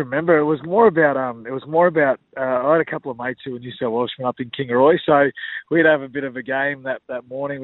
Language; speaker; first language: English; native; English